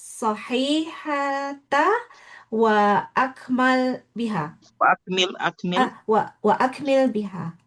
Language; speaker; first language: Arabic; non-native, learner; Indonesian